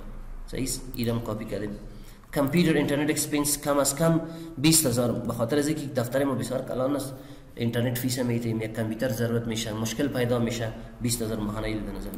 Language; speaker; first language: Persian; non-native, local second language; Pashto